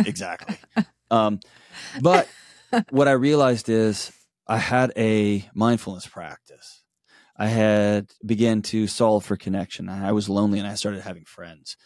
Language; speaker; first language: English; native; English